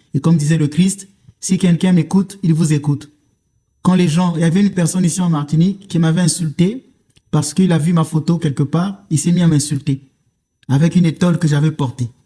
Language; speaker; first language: French; non-native, local second language; Lingala